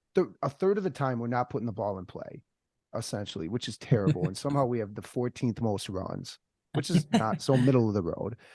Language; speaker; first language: English; native; English